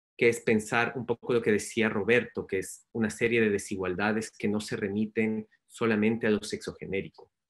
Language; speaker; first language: Spanish; native; Spanish